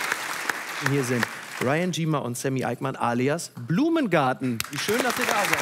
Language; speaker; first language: German; native; German